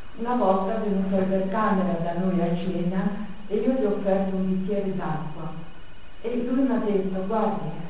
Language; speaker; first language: Italian; native; Italian